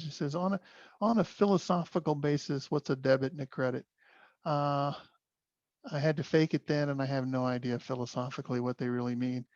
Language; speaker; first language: English; native; English